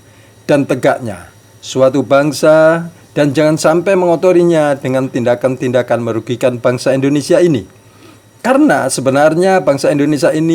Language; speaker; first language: Indonesian; native; Indonesian